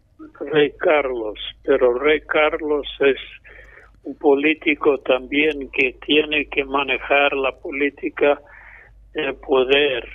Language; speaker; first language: Spanish; non-native, fluent; English